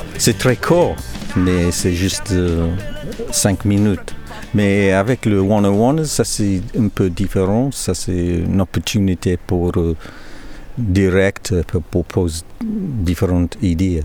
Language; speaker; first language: French; non-native, learner; English